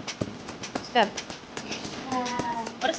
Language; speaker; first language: English; non-native, local second language; Filipino